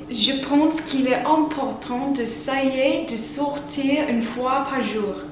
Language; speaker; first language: French; non-native, learner; English